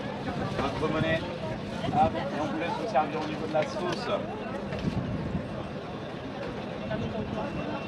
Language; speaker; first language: French; native; French